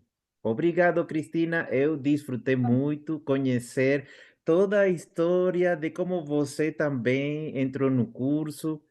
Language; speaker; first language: Portuguese; non-native, fluent; Spanish